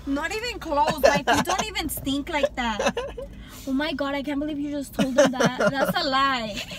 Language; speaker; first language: English; early bilingual, other home language; Spanish